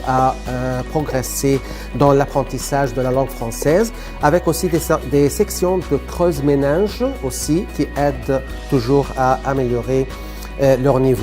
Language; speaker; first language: French; non-native, fluent; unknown